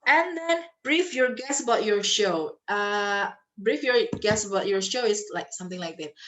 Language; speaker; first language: English; non-native, fluent; Indonesian